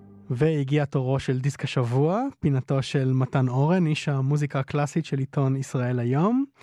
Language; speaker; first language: Hebrew; native; Hebrew